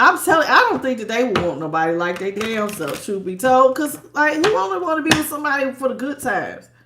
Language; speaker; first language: English; native; English